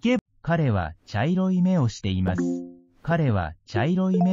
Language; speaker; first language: Japanese; non-native, learner; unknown